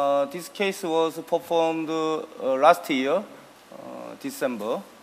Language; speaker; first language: English; non-native, learner; Korean